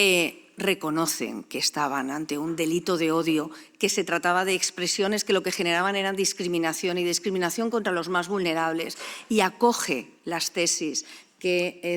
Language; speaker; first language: Spanish; native; Spanish